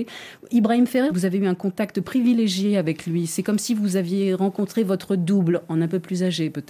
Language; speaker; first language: French; native; French